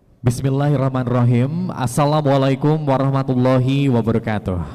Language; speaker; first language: Indonesian; native; Indonesian